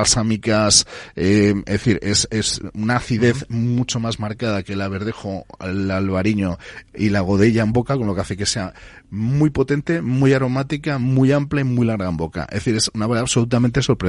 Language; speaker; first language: Spanish; native; Spanish